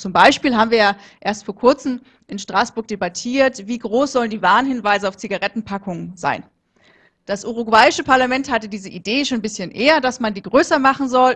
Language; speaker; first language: German; native; German